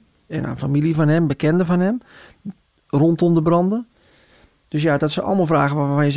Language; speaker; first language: Dutch; native; Dutch